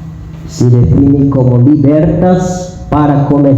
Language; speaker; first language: Spanish; native; Spanish